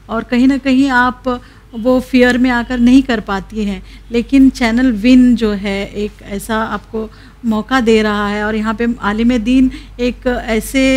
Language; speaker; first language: Hindi; non-native, local second language; Urdu